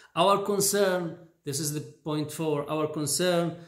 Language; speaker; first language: English; non-native, fluent; Arabic